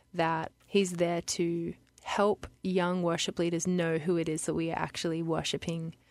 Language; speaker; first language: English; native; English